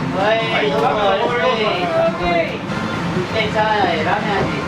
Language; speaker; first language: Japanese; native; Japanese